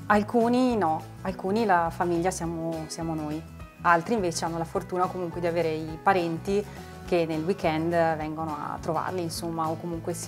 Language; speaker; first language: Italian; native; Italian